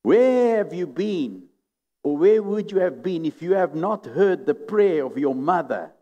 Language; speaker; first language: English; non-native, local second language; Afrikaans